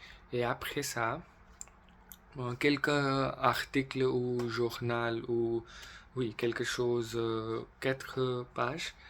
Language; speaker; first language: French; non-native, learner; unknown